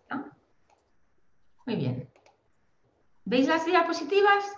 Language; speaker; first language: Spanish; native; Spanish